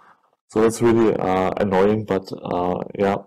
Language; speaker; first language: English; non-native, fluent; German